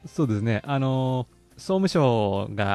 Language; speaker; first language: Japanese; native; Japanese